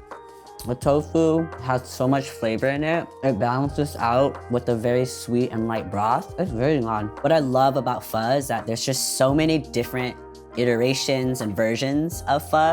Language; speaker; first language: English; early bilingual, other home language; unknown